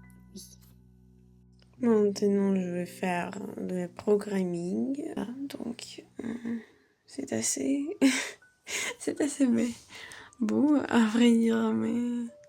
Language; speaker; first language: French; non-native, learner; Russian